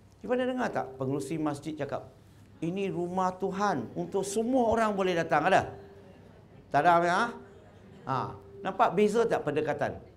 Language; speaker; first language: Malay; non-native, local second language; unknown